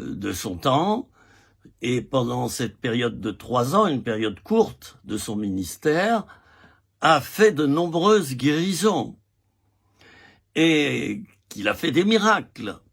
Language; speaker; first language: French; native; French